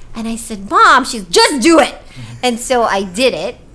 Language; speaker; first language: English; early bilingual, other home language; Cebuano